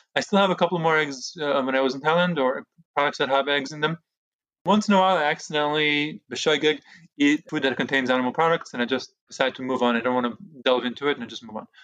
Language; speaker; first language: English; early bilingual, other home language; Hebrew